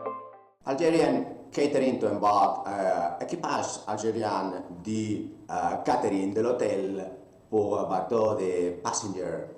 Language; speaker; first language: French; non-native, learner; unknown